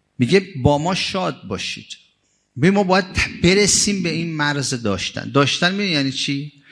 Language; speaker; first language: Persian; native; Persian